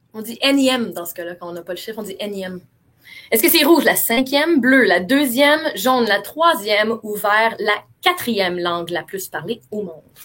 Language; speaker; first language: French; native; French